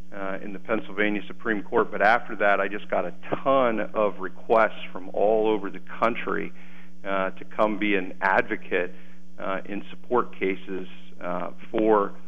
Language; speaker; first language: English; native; English